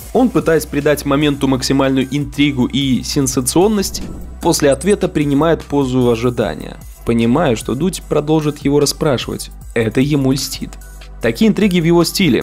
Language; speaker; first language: Russian; native; Russian